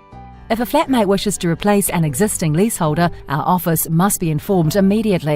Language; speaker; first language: English; native; English